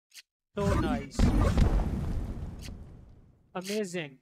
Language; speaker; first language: English; non-native, learner; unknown